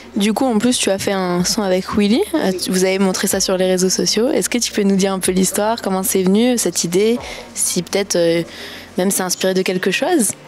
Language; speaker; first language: French; native; French